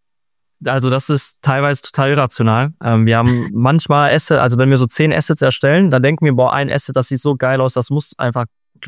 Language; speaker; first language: German; native; German